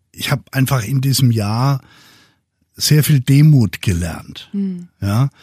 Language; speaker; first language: German; native; German